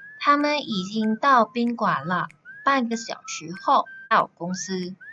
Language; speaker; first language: Chinese; non-native, fluent; Thai